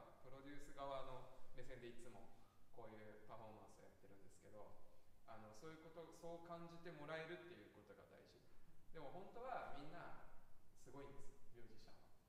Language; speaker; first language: Japanese; native; Japanese